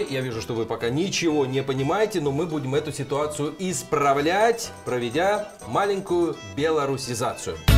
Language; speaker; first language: Russian; native; Russian